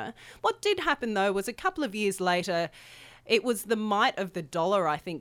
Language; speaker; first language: English; native; English